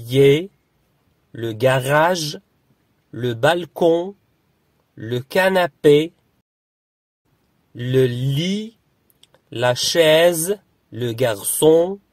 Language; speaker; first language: French; non-native, fluent; Arabic